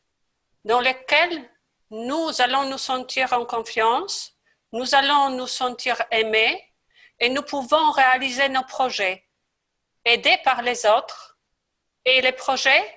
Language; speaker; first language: French; non-native, fluent; Polish